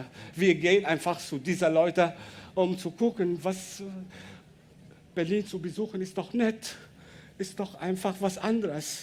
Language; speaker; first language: German; non-native, learner; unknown